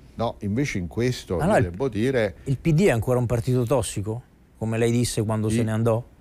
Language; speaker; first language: Italian; native; Italian